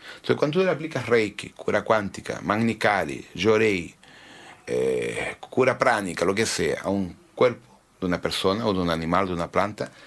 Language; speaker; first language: Spanish; early bilingual, heritage; Spanish